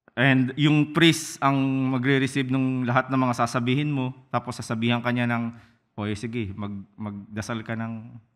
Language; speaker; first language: Filipino; native; Filipino